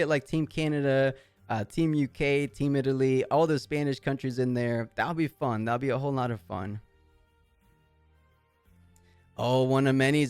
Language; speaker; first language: English; native; English